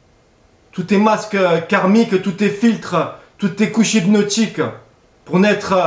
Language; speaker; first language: French; native; French